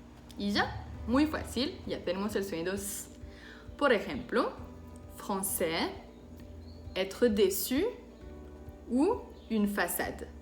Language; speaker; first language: Spanish; non-native, fluent; French